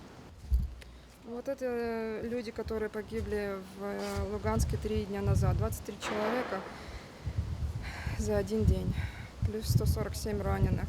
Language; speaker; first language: Russian; native; Russian